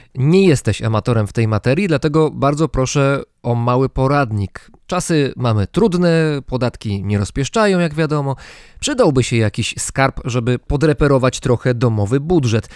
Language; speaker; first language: Polish; native; Polish